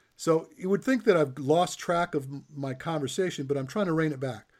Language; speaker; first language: English; native; English